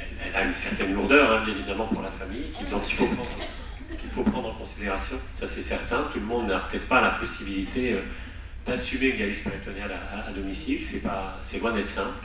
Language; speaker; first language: French; native; French